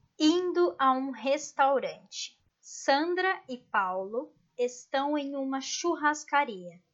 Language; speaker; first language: Portuguese; native; Portuguese